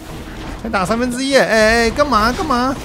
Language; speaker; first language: Chinese; native; Chinese